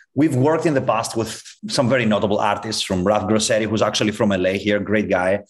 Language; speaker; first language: English; non-native, fluent; Greek